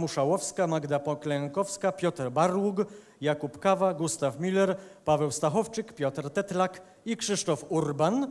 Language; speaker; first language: Polish; native; Polish